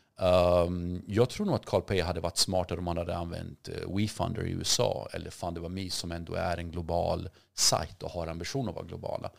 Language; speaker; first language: Swedish; early bilingual, other home language; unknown